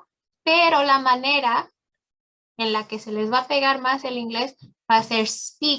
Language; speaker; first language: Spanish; early bilingual, heritage; Spanish